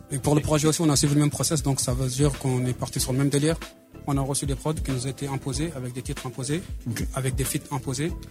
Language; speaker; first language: French; native; French